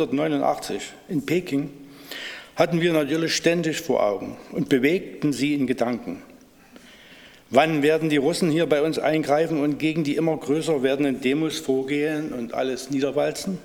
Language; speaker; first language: German; native; German